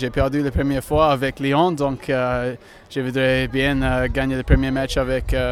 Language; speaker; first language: French; non-native, learner; English